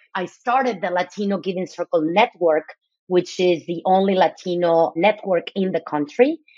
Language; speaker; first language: English; non-native, fluent; Spanish